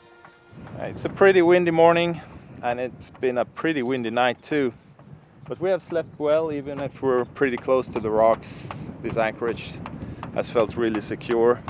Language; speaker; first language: English; non-native, fluent; Swedish